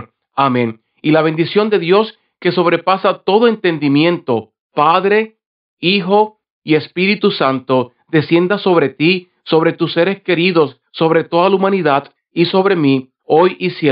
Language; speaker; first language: Spanish; native; Spanish